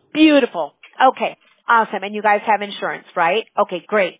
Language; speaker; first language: English; early bilingual, other home language; Spanish